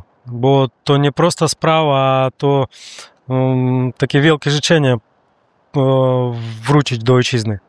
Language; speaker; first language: Polish; non-native, learner; Russian